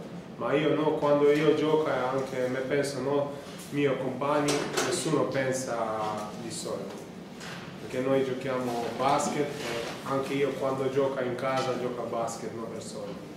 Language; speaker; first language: Italian; non-native, learner; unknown